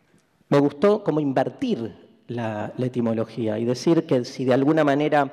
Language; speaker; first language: Spanish; native; Spanish